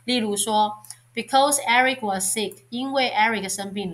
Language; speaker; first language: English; non-native, fluent; Chinese